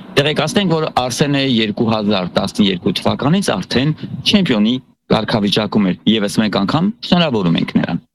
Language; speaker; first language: Armenian; native; Armenian